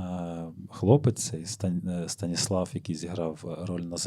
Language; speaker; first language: Ukrainian; native; Ukrainian